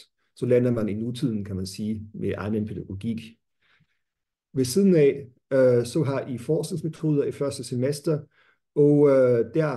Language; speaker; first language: Danish; non-native, fluent; German